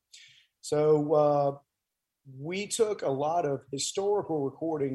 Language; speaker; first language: English; native; English